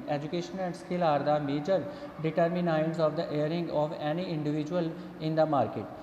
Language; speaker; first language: English; non-native, local second language; Punjabi